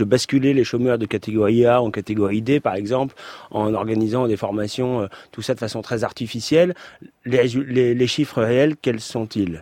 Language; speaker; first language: French; native; French